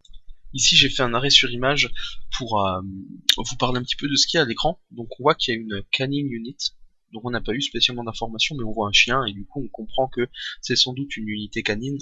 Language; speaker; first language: French; native; French